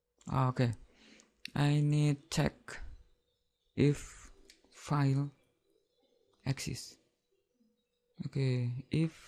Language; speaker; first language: English; non-native, learner; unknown